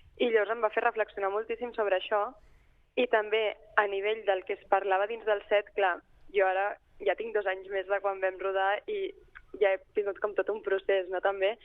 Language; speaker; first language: Catalan; native; Catalan